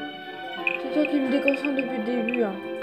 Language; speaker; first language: French; native; French